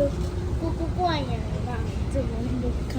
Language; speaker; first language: Japanese; early bilingual, other home language; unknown